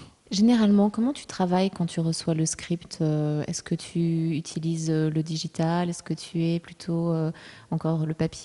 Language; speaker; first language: French; native; French